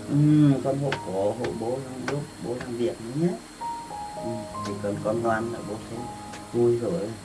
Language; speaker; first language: Vietnamese; native; Vietnamese